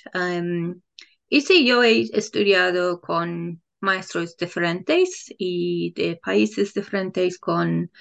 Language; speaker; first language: Spanish; non-native, fluent; English